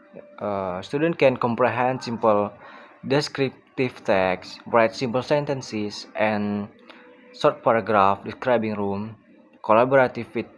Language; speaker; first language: English; non-native, learner; Indonesian